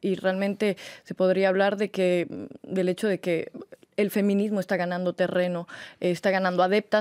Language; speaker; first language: Spanish; native; Spanish